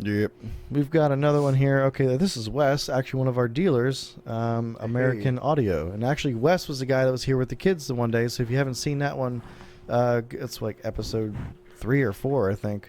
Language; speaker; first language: English; native; English